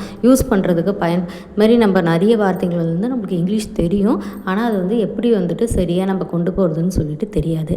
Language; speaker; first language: Tamil; native; Tamil